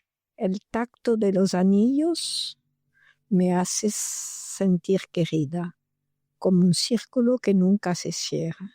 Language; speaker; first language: Spanish; non-native, learner; French